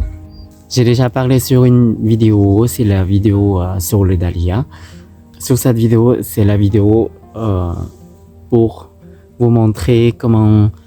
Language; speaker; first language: French; non-native, learner; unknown